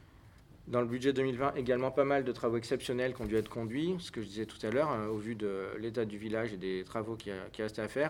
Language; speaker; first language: French; native; French